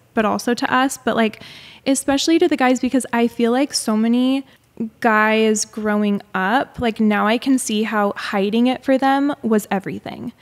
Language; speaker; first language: English; native; English